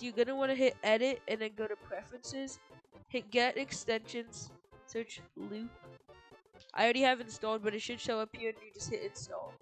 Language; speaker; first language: English; native; English